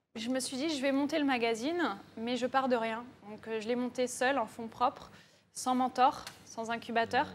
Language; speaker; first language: French; native; French